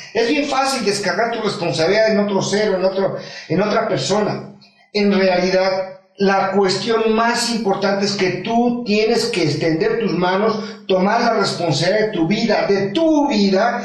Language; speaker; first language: Spanish; native; Spanish